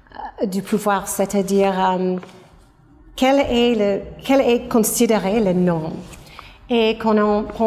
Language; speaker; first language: French; non-native, fluent; English